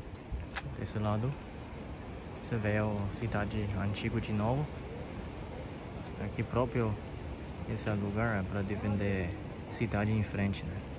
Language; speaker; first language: Portuguese; non-native, fluent; Chinese